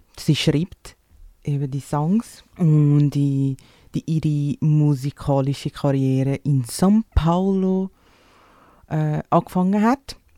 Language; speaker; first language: German; non-native, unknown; Portuguese